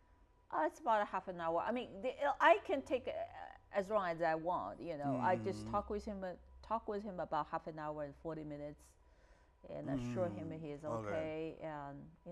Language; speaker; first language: English; non-native, fluent; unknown